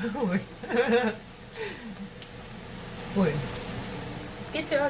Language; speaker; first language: French; non-native, learner; Russian